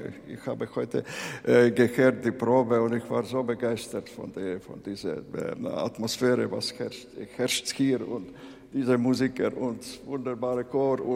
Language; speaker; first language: German; non-native, learner; Latvian